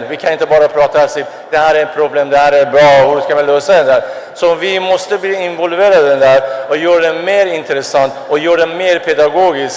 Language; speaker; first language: Swedish; non-native, fluent; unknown